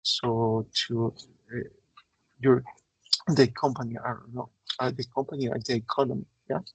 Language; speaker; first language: English; non-native, learner; Spanish